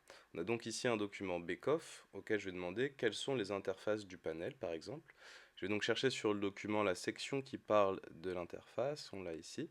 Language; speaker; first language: French; native; French